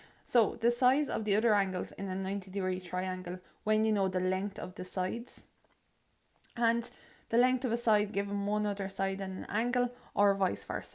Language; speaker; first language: English; native; English